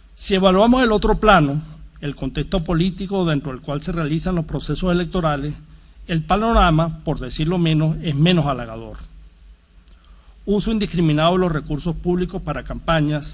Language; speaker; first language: Spanish; native; Spanish